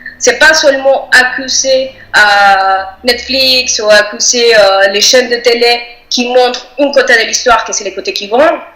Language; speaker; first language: French; non-native, fluent; Spanish